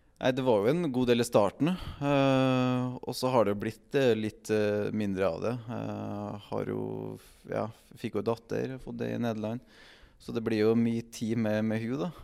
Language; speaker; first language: Norwegian; native; Norwegian